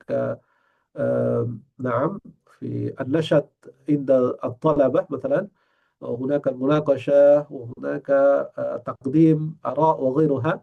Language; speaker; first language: Arabic; non-native, fluent; Indonesian